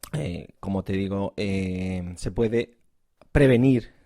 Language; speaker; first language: Spanish; native; Spanish